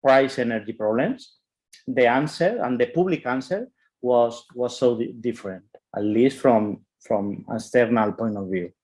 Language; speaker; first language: English; non-native, fluent; Catalan